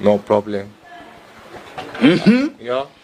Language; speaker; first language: English; non-native, learner; Arabic